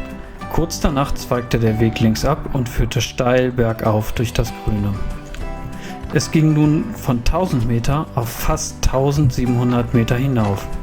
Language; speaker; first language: German; native; German